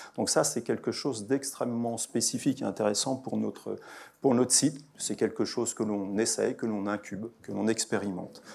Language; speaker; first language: French; native; French